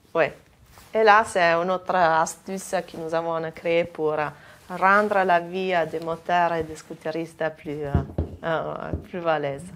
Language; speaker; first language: French; non-native, fluent; Italian